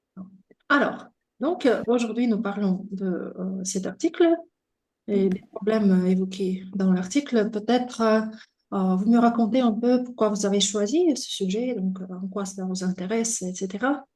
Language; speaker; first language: French; non-native, fluent; Russian